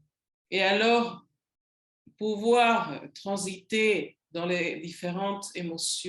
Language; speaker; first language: French; non-native, learner; Spanish